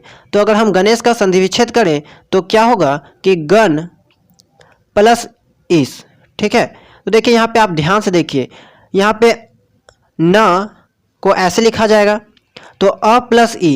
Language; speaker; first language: Hindi; native; Hindi